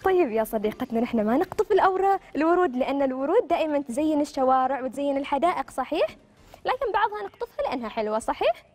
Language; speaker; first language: Arabic; native; Arabic